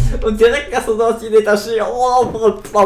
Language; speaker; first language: French; native; French